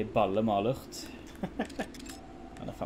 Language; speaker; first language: Norwegian; native; Norwegian